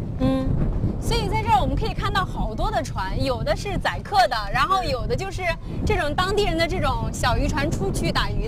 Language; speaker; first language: Chinese; native; Chinese